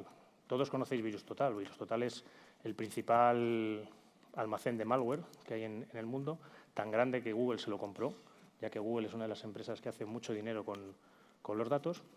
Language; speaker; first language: Spanish; native; Spanish